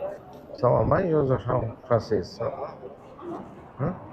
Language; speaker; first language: Portuguese; non-native, learner; German